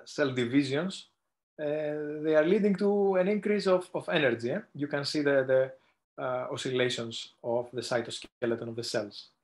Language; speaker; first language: English; non-native, fluent; Greek